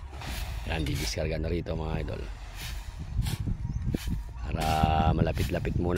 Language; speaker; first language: Filipino; native; Filipino